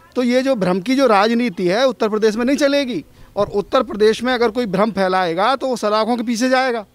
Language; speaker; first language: Hindi; native; Hindi